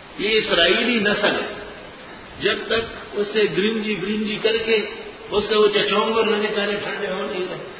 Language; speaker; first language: Urdu; non-native, local second language; Pashto